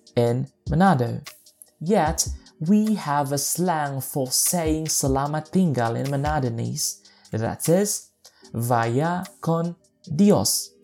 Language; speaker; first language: English; non-native, fluent; Indonesian